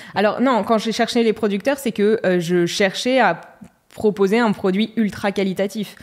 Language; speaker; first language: French; native; French